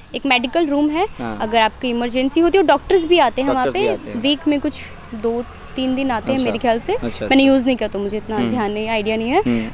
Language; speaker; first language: Hindi; native; Hindi